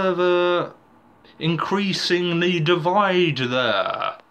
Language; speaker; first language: English; native; English